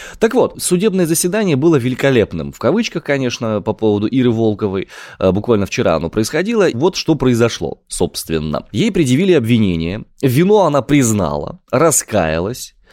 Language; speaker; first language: Russian; native; Russian